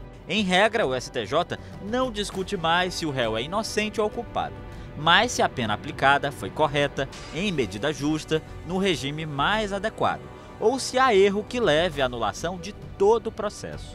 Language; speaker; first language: Portuguese; native; Portuguese